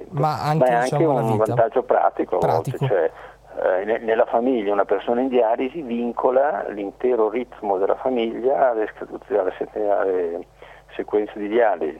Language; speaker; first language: Italian; native; Italian